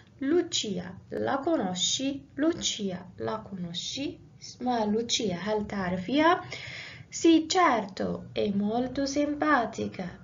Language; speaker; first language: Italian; non-native, fluent; Arabic